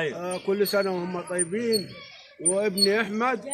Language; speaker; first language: Arabic; native; Arabic